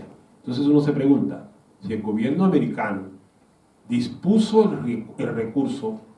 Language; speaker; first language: Spanish; native; Spanish